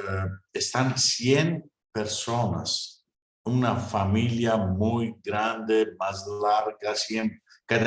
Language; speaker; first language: Spanish; non-native, fluent; Italian